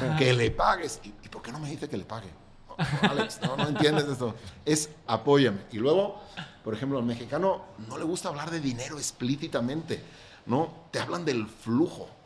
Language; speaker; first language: Spanish; non-native, local second language; Catalan